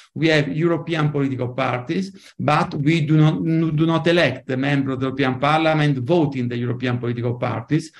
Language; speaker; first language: English; non-native, fluent; Italian